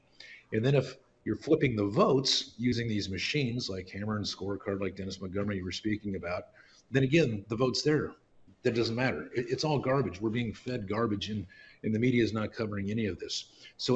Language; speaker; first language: English; native; English